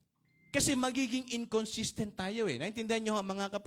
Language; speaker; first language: Filipino; native; Filipino